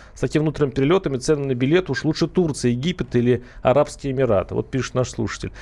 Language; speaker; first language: Russian; native; Russian